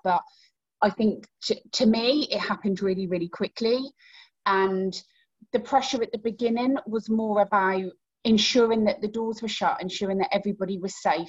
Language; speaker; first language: English; native; English